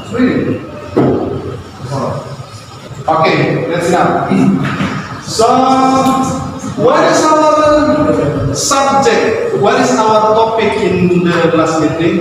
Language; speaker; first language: English; non-native, learner; Indonesian